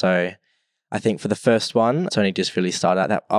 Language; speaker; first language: English; native; English